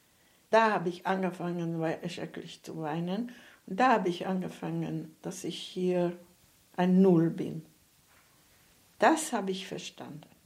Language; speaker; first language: German; non-native, fluent; Hungarian